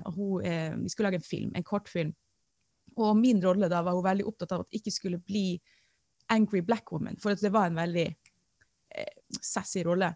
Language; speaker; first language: Norwegian; native; Norwegian